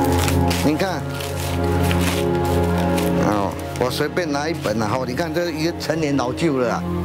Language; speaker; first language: Chinese; non-native, local second language; Min Nan Chinese